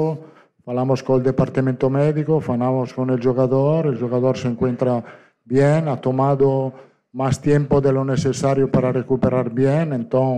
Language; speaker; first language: Portuguese; non-native, fluent; Italian